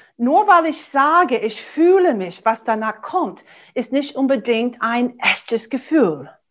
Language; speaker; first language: German; non-native, fluent; English